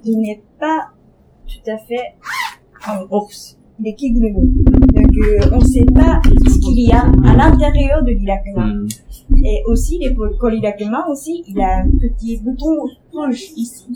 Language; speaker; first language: French; non-native, learner; Japanese